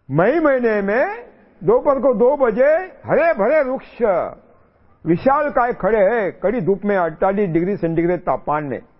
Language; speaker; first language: Hindi; non-native, local second language; Marathi